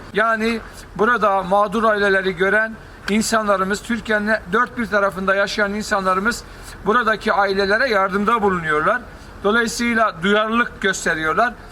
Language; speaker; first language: Turkish; native; Turkish